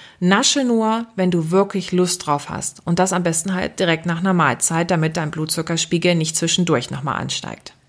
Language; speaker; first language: German; native; German